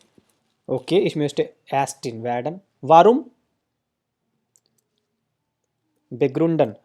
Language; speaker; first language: German; non-native, fluent; Hindi